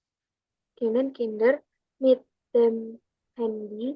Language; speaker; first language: German; non-native, learner; Indonesian